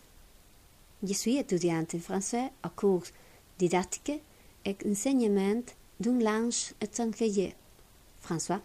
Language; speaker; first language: French; non-native, learner; Spanish